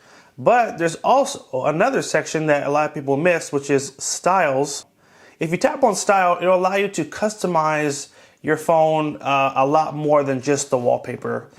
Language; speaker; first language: English; native; English